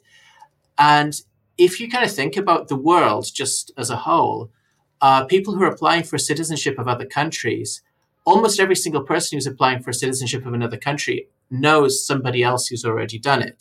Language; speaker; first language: English; native; English